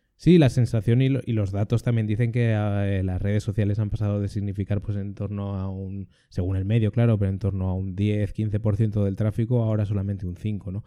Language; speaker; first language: Spanish; native; Spanish